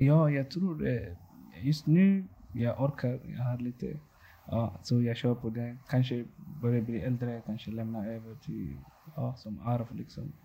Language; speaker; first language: Swedish; non-native, local second language; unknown